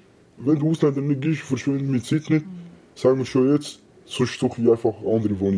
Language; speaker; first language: German; non-native, fluent; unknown